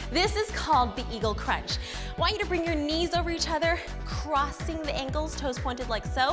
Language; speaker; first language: English; native; English